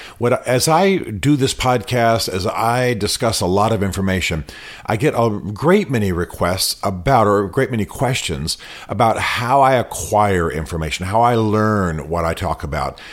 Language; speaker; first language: English; native; English